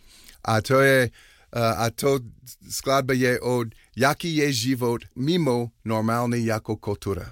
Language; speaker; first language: Czech; non-native, learner; English